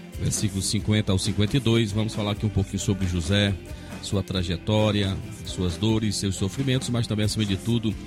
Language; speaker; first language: Portuguese; native; Portuguese